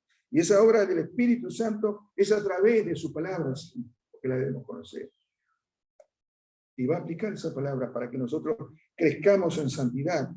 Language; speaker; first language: Spanish; native; Spanish